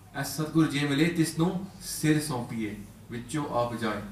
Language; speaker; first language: English; native; English